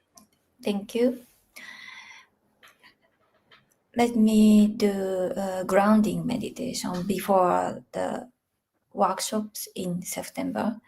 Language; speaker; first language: English; non-native, learner; Japanese